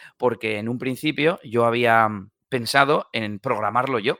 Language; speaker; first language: Spanish; native; Spanish